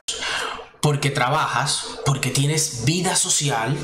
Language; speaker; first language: Spanish; native; Spanish